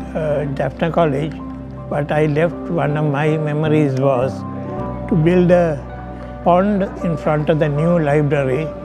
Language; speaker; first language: English; non-native, local second language; Tamil